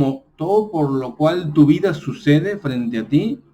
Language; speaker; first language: Spanish; native; Spanish